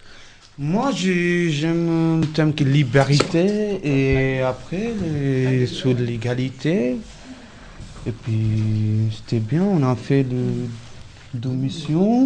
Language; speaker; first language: French; non-native, learner; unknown